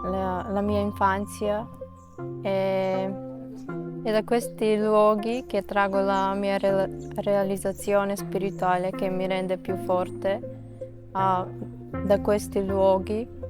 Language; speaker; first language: Italian; non-native, fluent; Macedonian